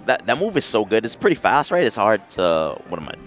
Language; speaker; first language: English; native; English